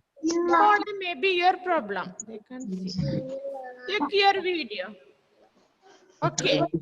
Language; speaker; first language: English; non-native, fluent; Malayalam